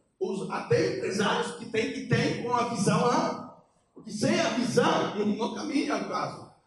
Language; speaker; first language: Portuguese; non-native, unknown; Polish